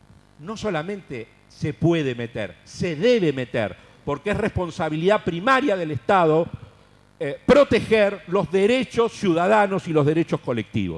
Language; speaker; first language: Spanish; native; Spanish